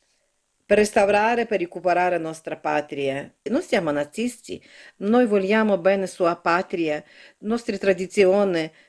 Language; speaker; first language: Italian; non-native, learner; Ukrainian